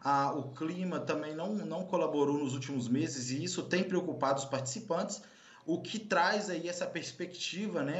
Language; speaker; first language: Portuguese; native; Portuguese